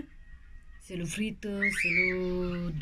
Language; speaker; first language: French; non-native, local second language; Romanian